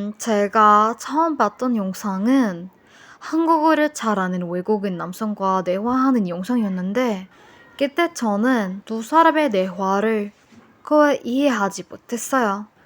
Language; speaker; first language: Korean; non-native, fluent; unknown